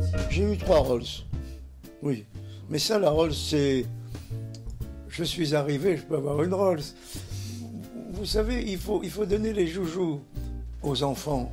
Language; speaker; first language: French; native; French